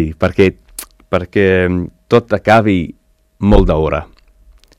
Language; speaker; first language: Catalan; non-native, learner; English